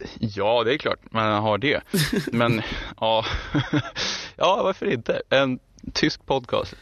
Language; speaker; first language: Swedish; early bilingual, other home language; German